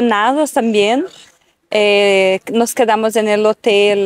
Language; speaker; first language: Spanish; non-native, fluent; Portuguese